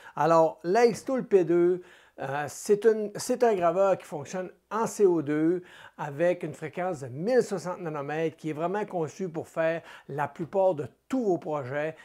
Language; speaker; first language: French; native; French